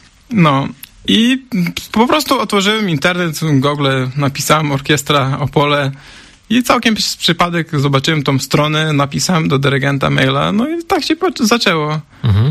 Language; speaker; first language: Polish; non-native, fluent; Ukrainian